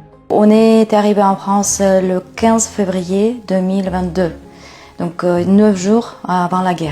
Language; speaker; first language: French; non-native, fluent; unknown